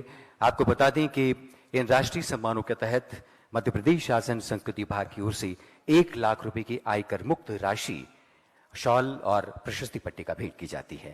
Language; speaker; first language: Hindi; native; Hindi